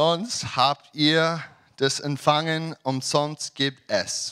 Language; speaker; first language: German; non-native, learner; English